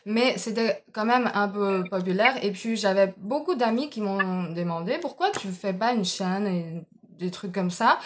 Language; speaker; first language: French; non-native, fluent; Chinese